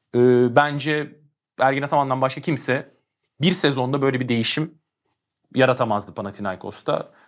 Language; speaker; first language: Turkish; native; Turkish